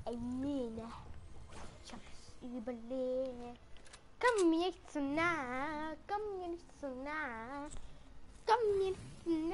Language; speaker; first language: German; early bilingual, other home language; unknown